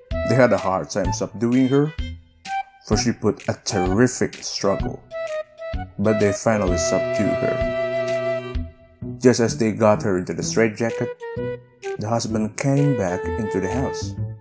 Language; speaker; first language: English; non-native, fluent; Indonesian